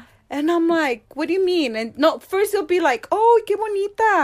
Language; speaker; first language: English; early bilingual, other home language; Spanish